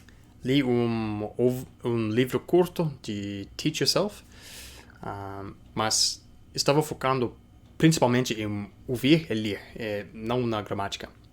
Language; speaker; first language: Portuguese; non-native, fluent; English